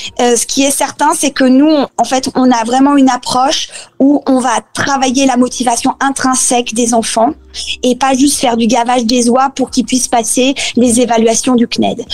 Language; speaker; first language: French; early bilingual, other home language; Spanish